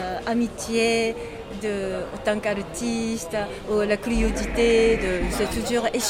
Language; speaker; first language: French; non-native, learner; Japanese